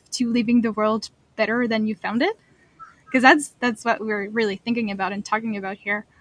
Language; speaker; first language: English; non-native, fluent; French